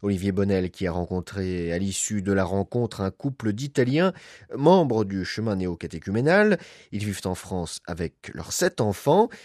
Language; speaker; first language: French; native; French